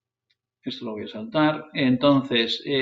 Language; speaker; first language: Spanish; native; Spanish